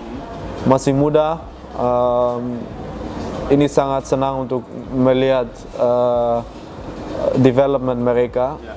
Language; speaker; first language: Indonesian; non-native, fluent; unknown